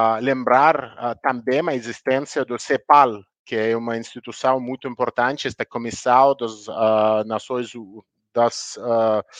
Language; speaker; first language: Portuguese; non-native, learner; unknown